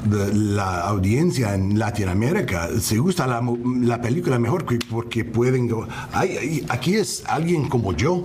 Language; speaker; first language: Spanish; non-native, learner; English